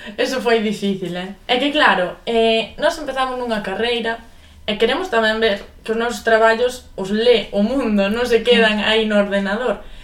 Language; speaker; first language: Galician; native; Galician